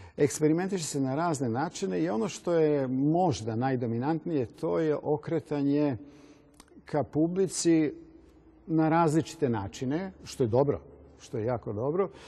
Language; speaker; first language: Serbian; native; Serbian